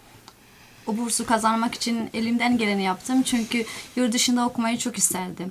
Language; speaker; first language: Turkish; non-native, fluent; Somali